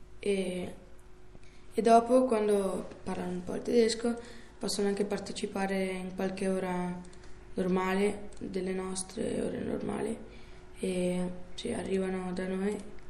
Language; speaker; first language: Italian; non-native, fluent; German